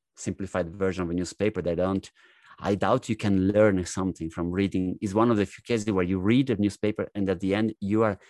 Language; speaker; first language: English; non-native, fluent; Italian